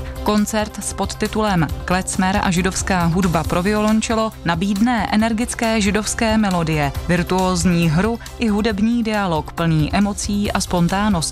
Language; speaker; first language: Czech; native; Czech